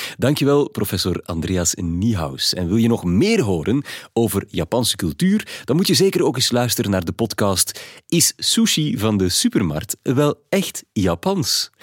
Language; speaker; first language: Dutch; native; Dutch